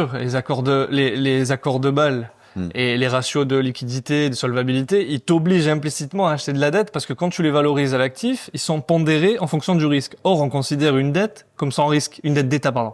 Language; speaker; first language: French; native; French